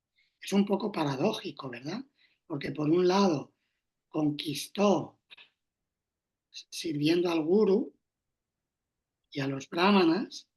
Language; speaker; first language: Spanish; native; Spanish